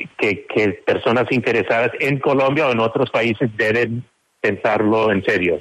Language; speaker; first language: Spanish; non-native, fluent; English